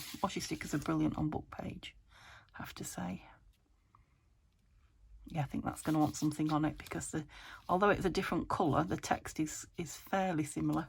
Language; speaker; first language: English; native; English